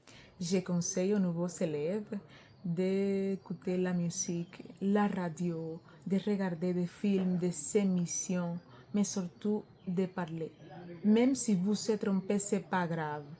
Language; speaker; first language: French; non-native, learner; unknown